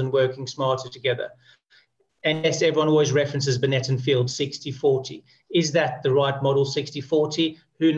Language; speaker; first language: English; native; English